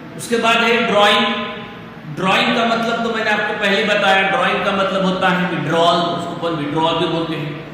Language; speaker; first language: Hindi; non-native, local second language; Marathi